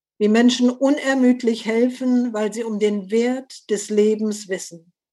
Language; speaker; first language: German; native; German